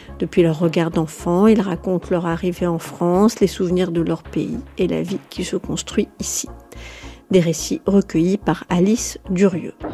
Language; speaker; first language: French; native; French